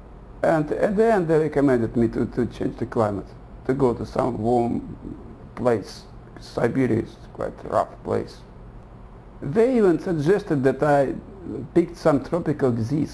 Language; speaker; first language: English; non-native, fluent; Russian